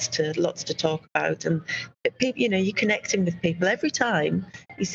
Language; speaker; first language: English; native; English